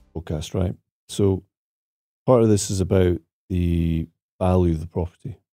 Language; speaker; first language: English; native; English